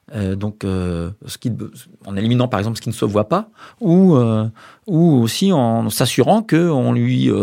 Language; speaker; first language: French; native; French